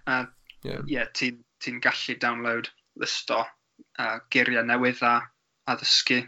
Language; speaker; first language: Welsh; non-native, learner; English